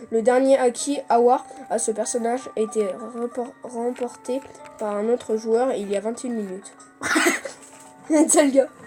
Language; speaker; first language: French; native; French